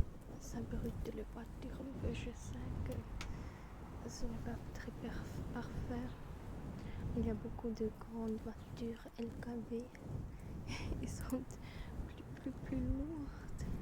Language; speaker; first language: French; non-native, learner; German